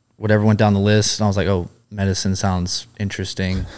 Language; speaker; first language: English; native; English